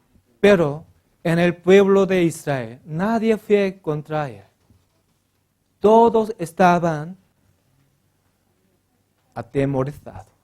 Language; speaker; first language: Spanish; non-native, learner; Korean